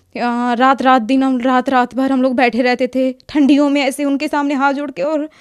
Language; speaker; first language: Hindi; native; Hindi